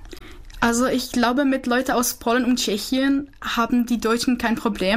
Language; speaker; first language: German; non-native, fluent; Czech